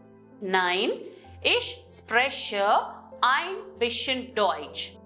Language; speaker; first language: German; non-native, learner; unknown